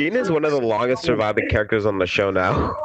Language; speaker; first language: English; native; English